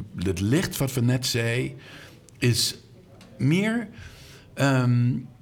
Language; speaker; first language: Dutch; non-native, learner; English